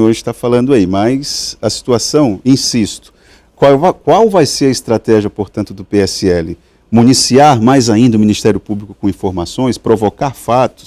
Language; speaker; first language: Portuguese; native; Portuguese